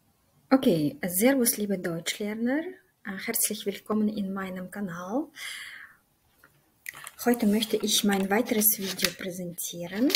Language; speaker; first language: German; non-native, fluent; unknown